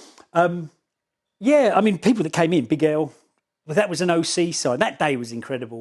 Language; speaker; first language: English; native; English